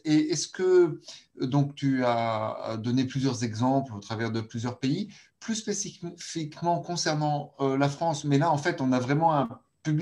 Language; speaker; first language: French; native; French